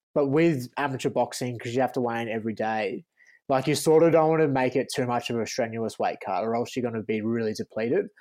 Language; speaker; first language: English; native; English